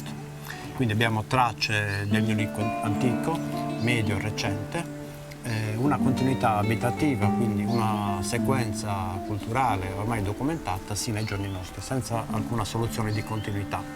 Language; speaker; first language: Italian; native; Italian